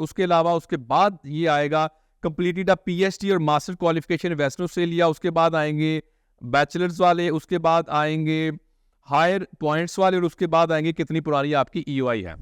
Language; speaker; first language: Urdu; non-native, local second language; Punjabi